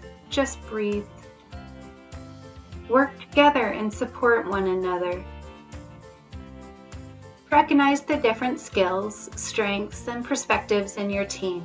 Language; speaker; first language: English; native; English